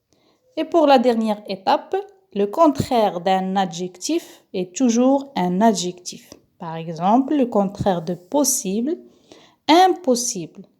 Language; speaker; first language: French; non-native, local second language; Arabic